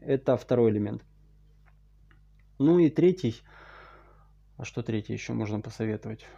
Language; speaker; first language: Russian; native; Russian